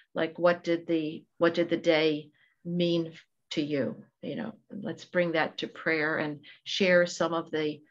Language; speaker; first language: English; native; English